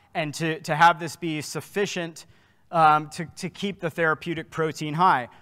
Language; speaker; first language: English; native; English